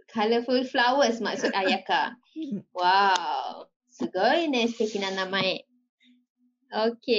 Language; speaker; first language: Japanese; non-native, fluent; Malay